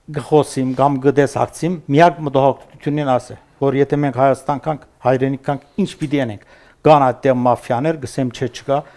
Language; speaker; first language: Armenian; early bilingual, heritage; Armenian